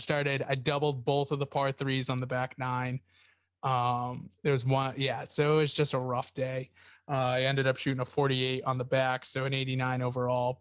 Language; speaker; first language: English; native; English